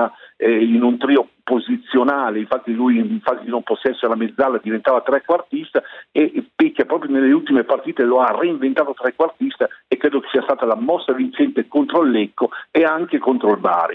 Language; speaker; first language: Italian; native; Italian